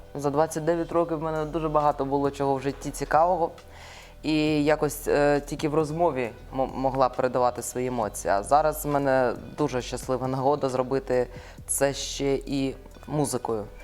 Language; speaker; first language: Ukrainian; non-native, local second language; Russian